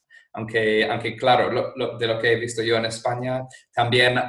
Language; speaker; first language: Spanish; non-native, fluent; English